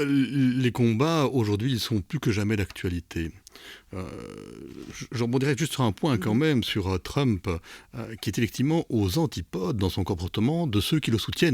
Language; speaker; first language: French; native; French